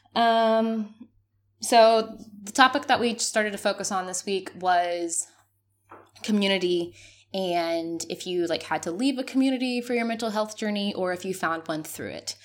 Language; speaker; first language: English; non-native, fluent; Spanish